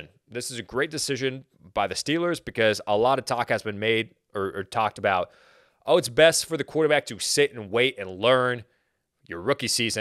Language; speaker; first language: English; native; English